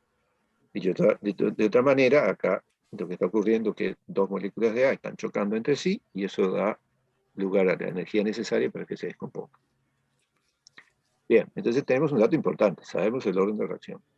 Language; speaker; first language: Spanish; native; Spanish